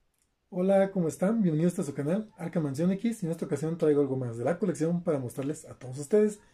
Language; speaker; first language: Spanish; native; Spanish